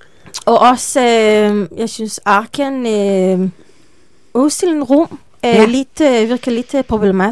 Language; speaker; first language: Danish; non-native, learner; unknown